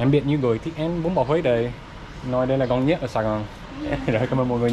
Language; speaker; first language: Vietnamese; non-native, learner; English